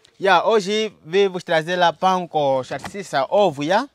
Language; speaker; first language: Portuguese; non-native, learner; Vietnamese